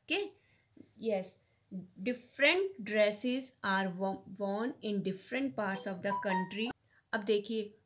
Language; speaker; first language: Hindi; native; Hindi